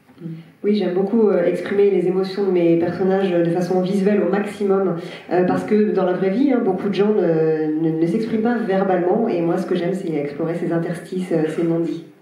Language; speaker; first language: French; native; French